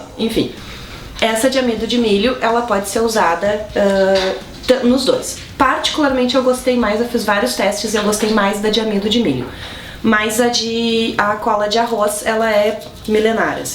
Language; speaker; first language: Portuguese; native; Portuguese